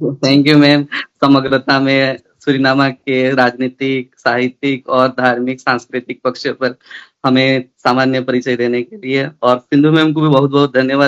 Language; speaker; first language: Hindi; non-native, local second language; Odia